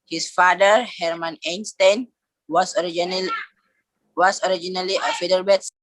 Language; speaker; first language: English; non-native, learner; Indonesian